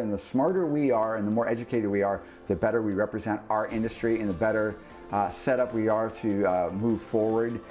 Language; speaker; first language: English; native; English